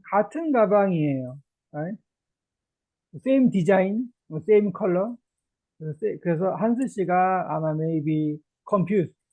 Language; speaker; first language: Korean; native; Korean